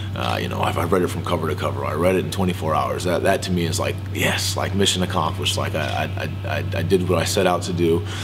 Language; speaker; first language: English; native; English